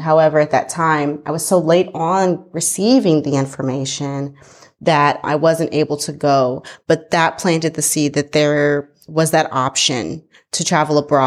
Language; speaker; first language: English; native; English